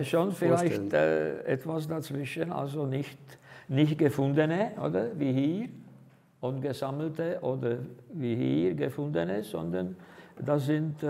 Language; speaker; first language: German; non-native, fluent; Czech